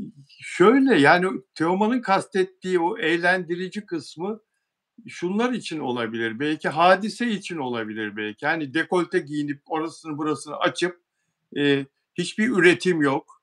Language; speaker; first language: Turkish; native; Turkish